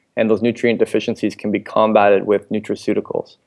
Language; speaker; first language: English; native; English